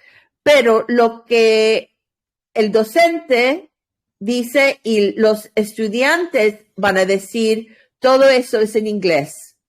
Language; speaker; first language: Spanish; non-native, learner; English